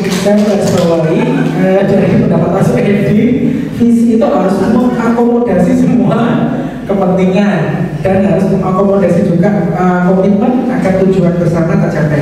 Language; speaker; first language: Indonesian; native; Indonesian